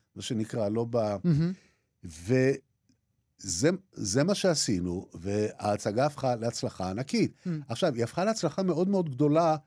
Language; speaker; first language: Hebrew; native; Hebrew